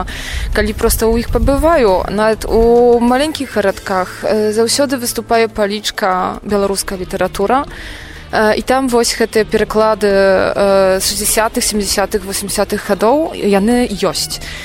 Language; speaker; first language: Belarusian; non-native, fluent; Polish